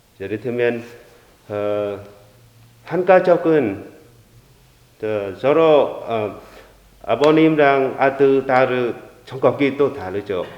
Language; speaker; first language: Korean; non-native, learner; Vietnamese